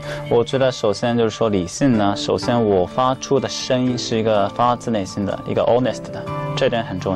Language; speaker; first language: Chinese; non-native, fluent; Japanese